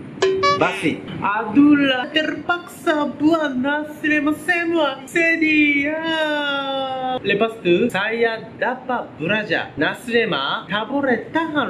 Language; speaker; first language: Indonesian; non-native, learner; Japanese